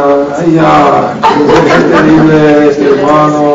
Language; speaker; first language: Spanish; non-native, learner; English